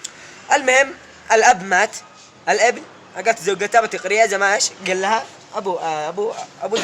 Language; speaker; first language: Arabic; native; Arabic